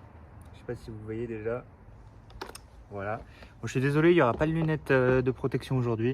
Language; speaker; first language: French; native; French